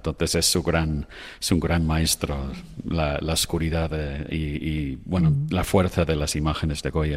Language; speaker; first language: Spanish; non-native, fluent; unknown